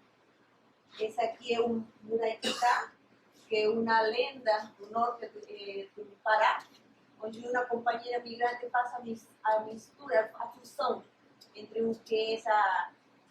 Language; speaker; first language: Portuguese; non-native, fluent; Spanish